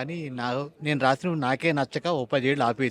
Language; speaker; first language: Telugu; native; Telugu